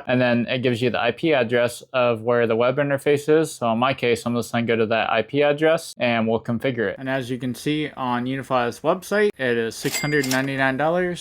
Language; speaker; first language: English; native; English